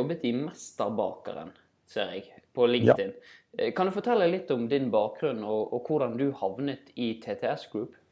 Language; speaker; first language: Norwegian; native; Norwegian